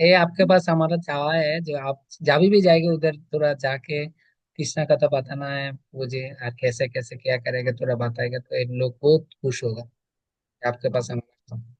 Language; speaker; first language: Hindi; non-native, learner; Bangla